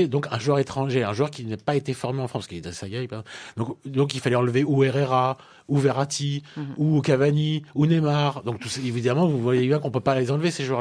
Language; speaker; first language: French; native; French